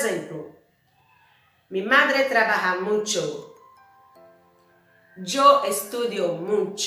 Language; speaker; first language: Spanish; non-native, learner; Portuguese